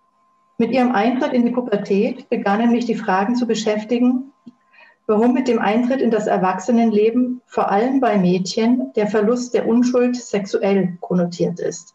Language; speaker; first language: German; native; German